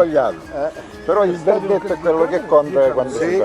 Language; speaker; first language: Italian; native; Italian